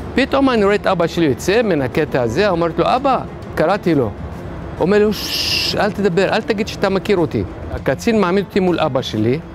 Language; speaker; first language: Hebrew; non-native, fluent; Arabic